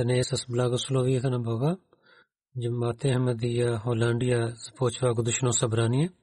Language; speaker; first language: Bulgarian; non-native, learner; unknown